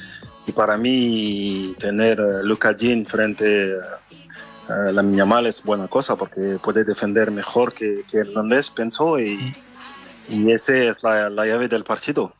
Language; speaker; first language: Spanish; non-native, fluent; French